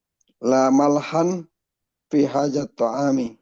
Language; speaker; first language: Arabic; non-native, learner; Indonesian